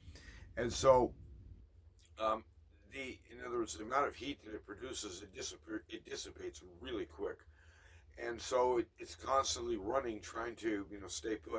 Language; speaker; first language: English; native; English